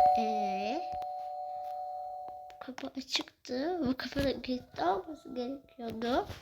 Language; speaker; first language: Turkish; native; Turkish